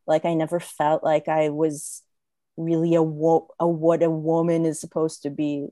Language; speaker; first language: English; non-native, fluent; Hebrew